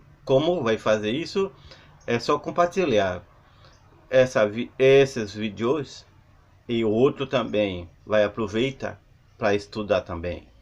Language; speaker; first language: Portuguese; non-native, learner; Haitian Creole